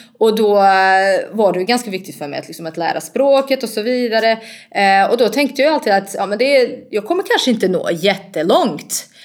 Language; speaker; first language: Swedish; non-native, fluent; Bosnian